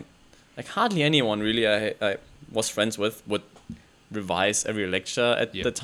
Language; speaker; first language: English; non-native, fluent; German